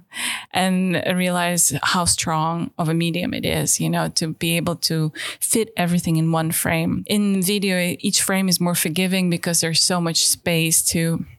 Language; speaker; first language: English; non-native, fluent; Russian